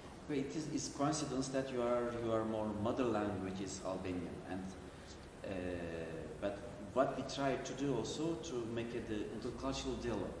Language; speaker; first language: English; non-native, learner; Turkish